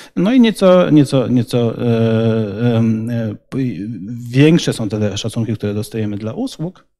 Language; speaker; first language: Polish; native; Polish